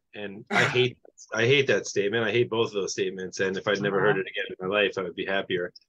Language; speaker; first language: English; native; English